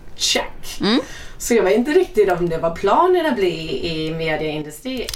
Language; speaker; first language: Swedish; non-native, fluent; English